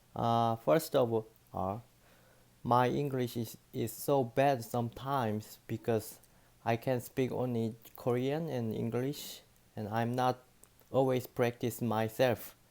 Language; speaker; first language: English; non-native, learner; Korean